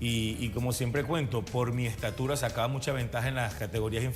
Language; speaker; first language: Spanish; native; Spanish